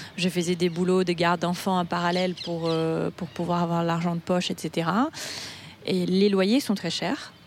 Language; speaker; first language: French; non-native, fluent; Portuguese